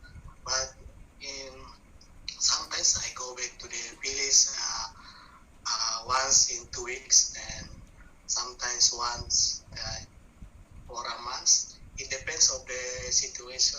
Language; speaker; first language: English; non-native, learner; Indonesian